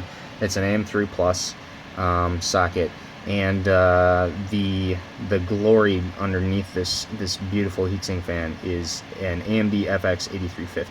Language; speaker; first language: English; native; English